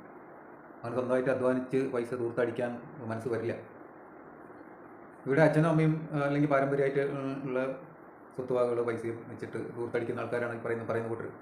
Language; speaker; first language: Malayalam; native; Malayalam